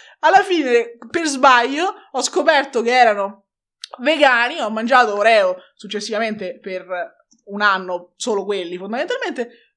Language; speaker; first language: Italian; native; Italian